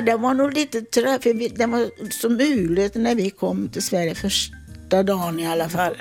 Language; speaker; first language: Swedish; non-native, fluent; Italian